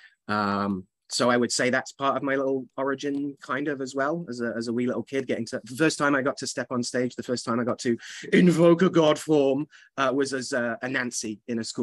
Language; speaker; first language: English; native; English